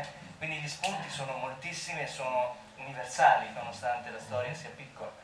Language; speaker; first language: Italian; native; Italian